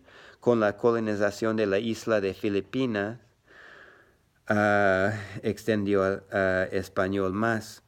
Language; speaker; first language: Spanish; non-native, learner; English